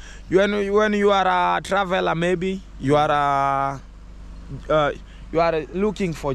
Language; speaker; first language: English; non-native, learner; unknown